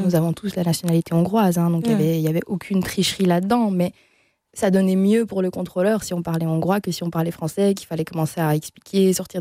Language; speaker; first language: French; native; French